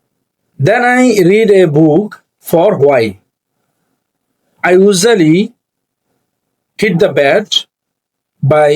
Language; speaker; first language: English; non-native, learner; Bangla